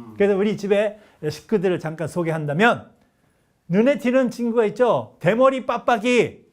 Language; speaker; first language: Korean; non-native, fluent; Japanese